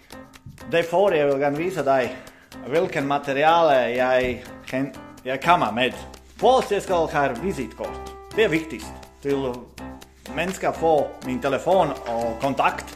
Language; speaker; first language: Danish; non-native, learner; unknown